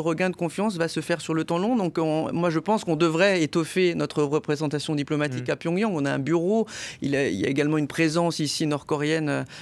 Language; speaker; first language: French; native; French